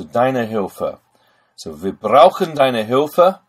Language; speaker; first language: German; non-native, fluent; English